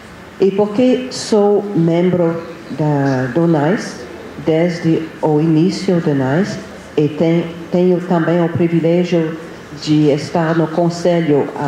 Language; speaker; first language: Portuguese; non-native, fluent; English